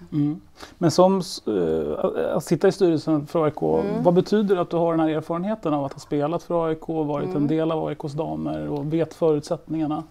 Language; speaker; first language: Swedish; native; Swedish